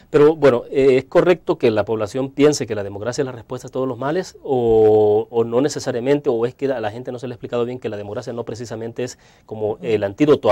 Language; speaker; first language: Spanish; native; Spanish